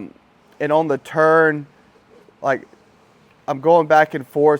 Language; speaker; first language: English; native; English